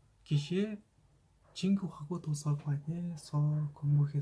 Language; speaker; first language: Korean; non-native, fluent; Kazakh